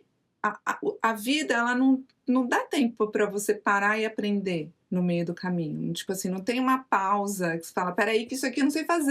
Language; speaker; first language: Portuguese; native; Portuguese